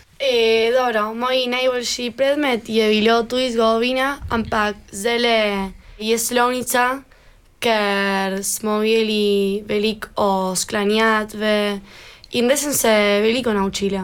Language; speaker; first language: Slovenian; early bilingual, heritage; Slovenian